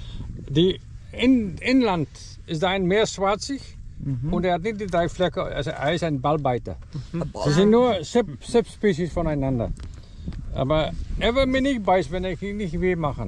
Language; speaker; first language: German; non-native, learner; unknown